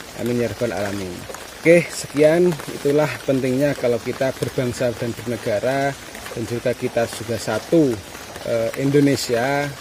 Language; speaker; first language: Indonesian; non-native, local second language; Javanese